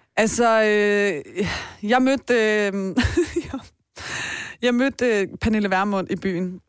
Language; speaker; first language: Danish; early bilingual, other home language; Persian